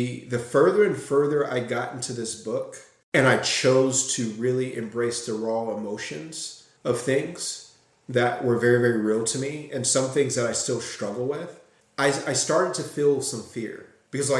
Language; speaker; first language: English; native; English